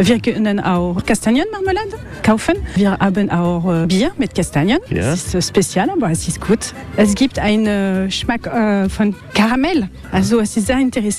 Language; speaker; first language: German; non-native, learner; French